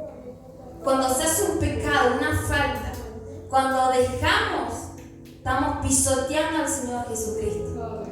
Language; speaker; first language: Spanish; native; Spanish